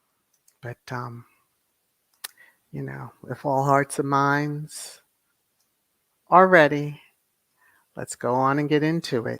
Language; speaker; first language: English; native; English